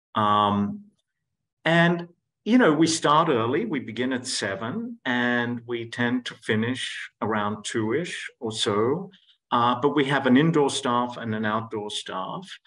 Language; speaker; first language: English; non-native, local second language; Greek